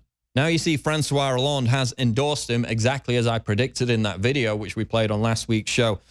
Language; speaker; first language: English; native; English